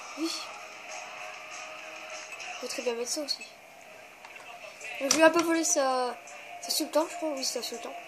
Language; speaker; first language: French; native; French